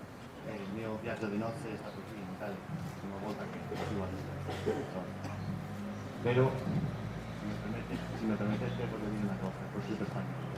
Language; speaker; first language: Italian; non-native, learner; Spanish